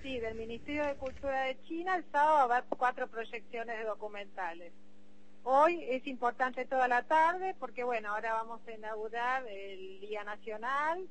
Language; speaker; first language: Spanish; native; Spanish